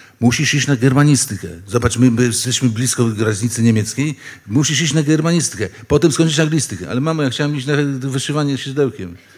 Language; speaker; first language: Polish; native; Polish